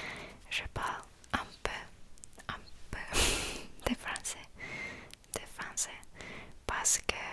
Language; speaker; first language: French; non-native, learner; Finnish